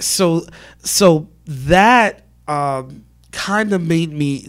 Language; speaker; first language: English; native; English